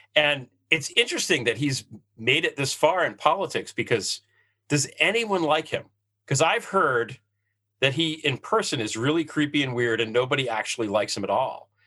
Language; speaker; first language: English; native; English